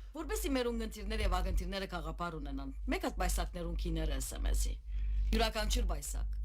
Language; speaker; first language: Armenian; native; Armenian